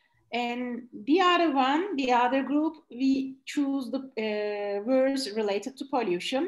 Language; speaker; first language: English; non-native, fluent; Turkish